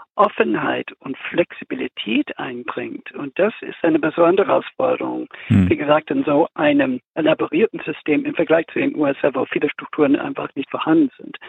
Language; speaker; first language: German; non-native, fluent; English